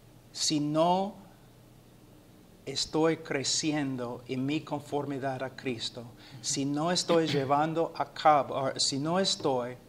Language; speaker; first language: Spanish; non-native, fluent; English